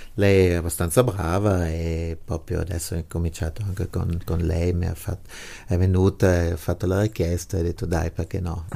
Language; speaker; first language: Italian; non-native, local second language; German